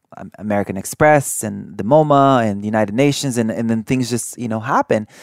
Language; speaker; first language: English; early bilingual, other home language; Portuguese